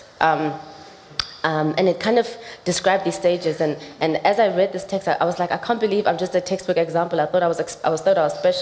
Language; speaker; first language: English; non-native, local second language; Xhosa